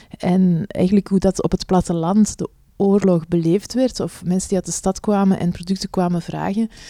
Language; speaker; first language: Dutch; native; Dutch